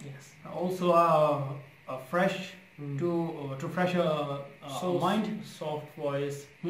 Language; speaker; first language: English; non-native, local second language; Urdu